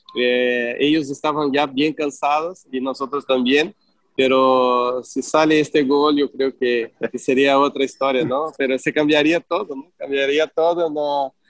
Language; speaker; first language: Spanish; non-native, fluent; Portuguese